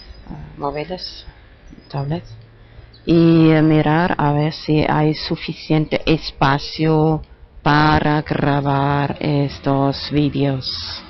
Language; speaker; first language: Spanish; non-native, learner; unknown